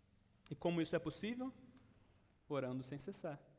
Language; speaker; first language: Portuguese; native; Portuguese